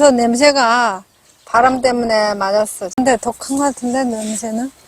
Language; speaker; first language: Korean; non-native, fluent; Chinese